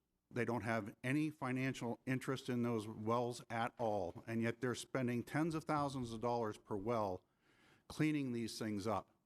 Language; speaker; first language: English; native; English